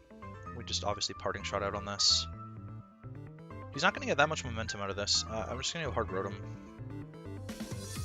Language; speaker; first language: English; native; English